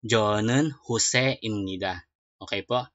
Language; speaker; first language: Korean; non-native, learner; Filipino